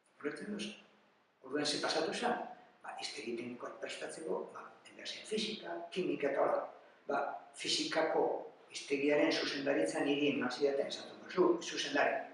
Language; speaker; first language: Basque; native; Basque